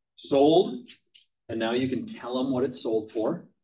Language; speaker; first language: English; native; English